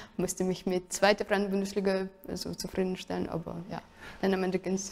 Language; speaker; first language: German; non-native, fluent; Russian